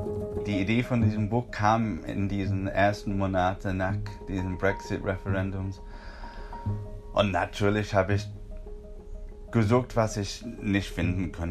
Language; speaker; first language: German; non-native, fluent; English